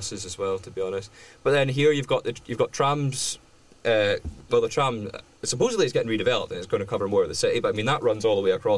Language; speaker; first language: English; native; English